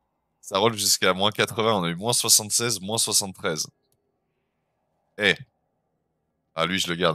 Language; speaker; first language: French; native; French